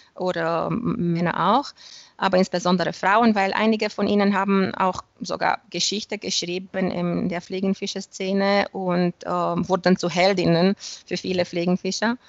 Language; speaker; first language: German; non-native, fluent; Romanian